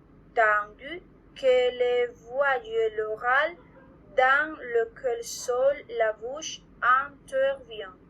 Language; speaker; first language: French; non-native, learner; Spanish